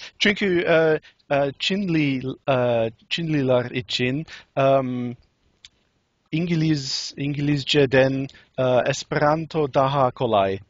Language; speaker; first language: Turkish; non-native, learner; English